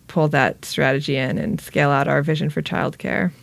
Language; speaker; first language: English; native; English